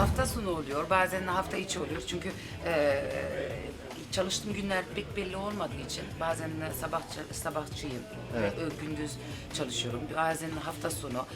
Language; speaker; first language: Turkish; early bilingual, heritage; Turkish